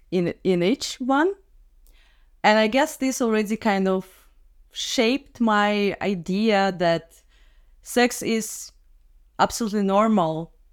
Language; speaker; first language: English; non-native, fluent; Russian